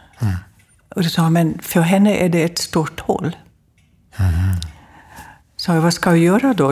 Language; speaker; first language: Swedish; non-native, fluent; German